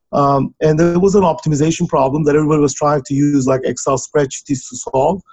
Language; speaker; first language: English; non-native, fluent; Turkish